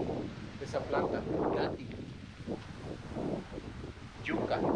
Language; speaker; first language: Spanish; native; Spanish